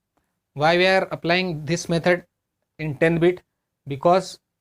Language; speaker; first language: English; non-native, local second language; Hindi